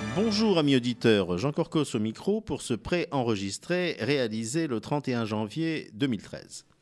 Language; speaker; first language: French; native; French